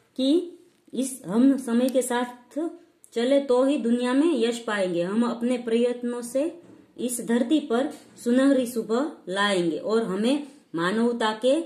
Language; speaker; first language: Hindi; non-native, local second language; Gujarati